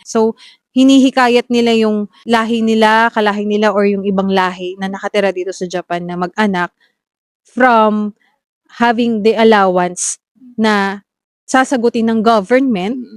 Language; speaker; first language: Filipino; native; Filipino